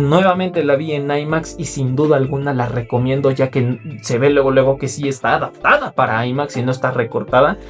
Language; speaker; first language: Spanish; native; Spanish